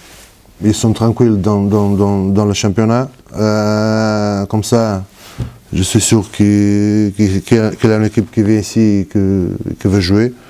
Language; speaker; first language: French; non-native, fluent; Portuguese